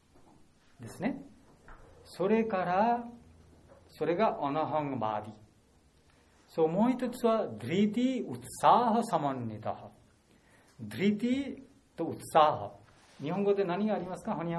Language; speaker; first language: Japanese; non-native, learner; Bangla